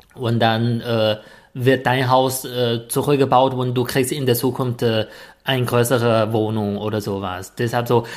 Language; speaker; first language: German; non-native, fluent; Chinese